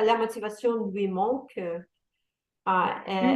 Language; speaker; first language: French; non-native, learner; Russian